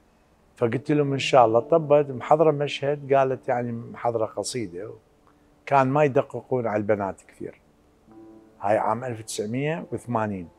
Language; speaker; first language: Arabic; native; Arabic